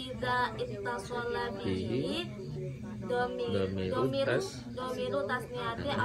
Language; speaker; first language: Arabic; non-native, learner; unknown